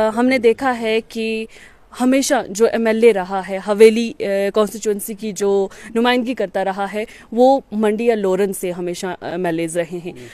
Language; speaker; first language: Hindi; non-native, local second language; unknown